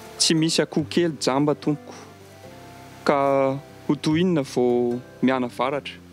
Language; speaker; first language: Malagasy; non-native, fluent; French